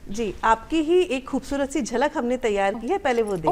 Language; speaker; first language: Hindi; native; Hindi